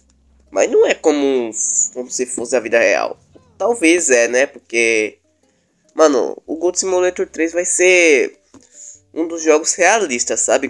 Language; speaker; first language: Portuguese; native; Portuguese